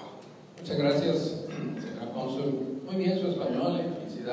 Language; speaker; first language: Spanish; native; Spanish